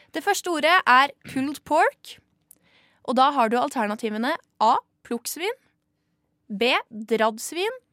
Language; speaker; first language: Norwegian; native; Norwegian